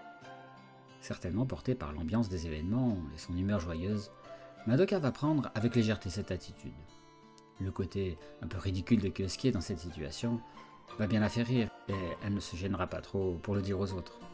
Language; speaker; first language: French; native; French